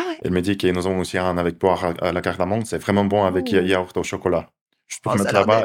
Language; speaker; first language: French; non-native, learner; Russian